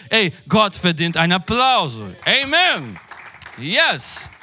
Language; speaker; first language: German; non-native, learner; Portuguese